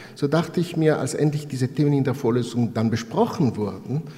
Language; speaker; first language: German; non-native, fluent; Italian